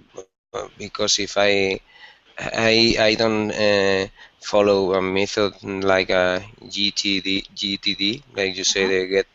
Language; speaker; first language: English; non-native, learner; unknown